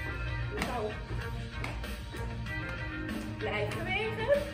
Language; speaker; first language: Dutch; native; Dutch